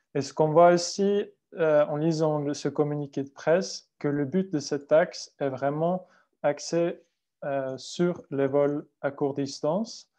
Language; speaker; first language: French; non-native, fluent; Swiss German